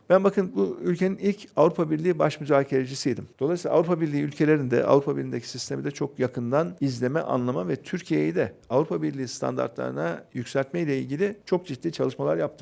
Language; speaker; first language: Turkish; native; Turkish